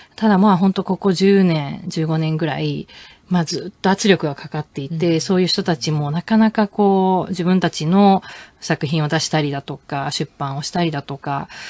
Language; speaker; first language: Japanese; native; Japanese